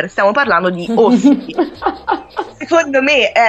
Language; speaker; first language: Italian; native; Italian